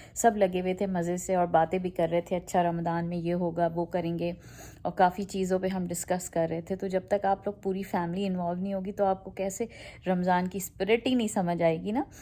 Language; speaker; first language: Urdu; native; Urdu